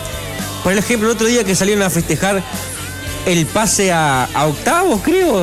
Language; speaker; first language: Spanish; native; Spanish